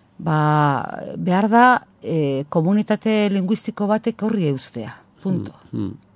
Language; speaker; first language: Basque; non-native, local second language; Spanish